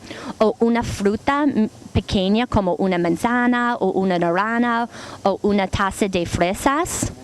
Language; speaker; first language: Spanish; non-native, learner; English